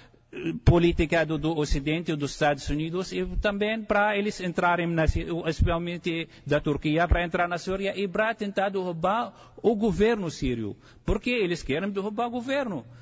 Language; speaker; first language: Portuguese; non-native, fluent; Arabic